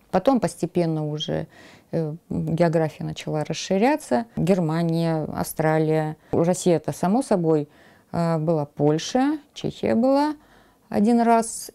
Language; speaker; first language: Russian; native; Russian